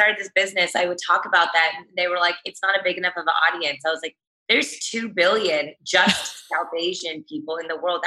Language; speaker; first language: English; native; English